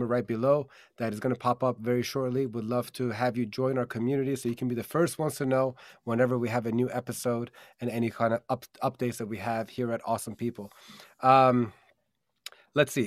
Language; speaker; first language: English; native; English